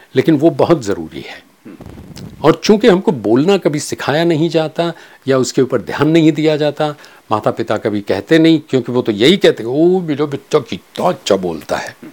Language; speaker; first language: Hindi; non-native, local second language; Kachhi